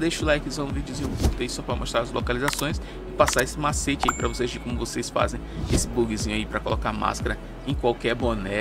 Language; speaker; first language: Portuguese; native; Portuguese